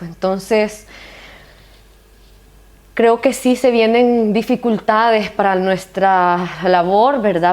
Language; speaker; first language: Spanish; native; Spanish